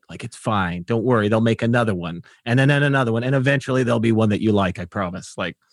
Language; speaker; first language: English; native; English